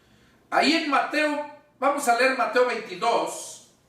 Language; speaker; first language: Spanish; native; Spanish